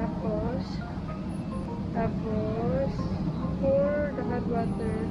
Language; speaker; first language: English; non-native, local second language; Filipino